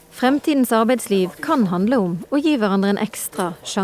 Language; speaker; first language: Norwegian; native; Norwegian